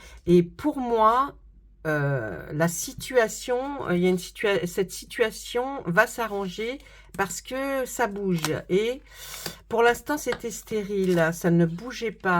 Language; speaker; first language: French; native; French